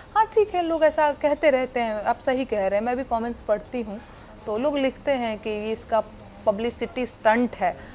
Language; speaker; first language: Hindi; non-native, local second language; Bhojpuri